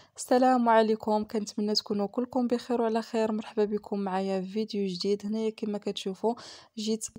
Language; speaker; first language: Arabic; native; Arabic